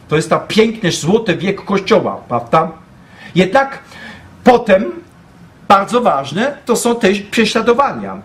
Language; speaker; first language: Polish; non-native, fluent; German